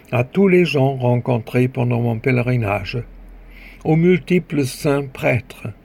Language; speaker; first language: French; native; French